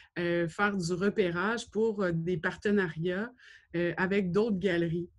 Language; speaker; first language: French; native; French